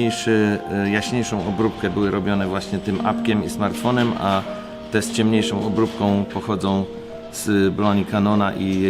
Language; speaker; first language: Polish; native; Polish